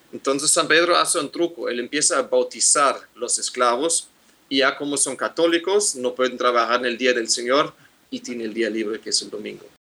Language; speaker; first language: Spanish; non-native, fluent; German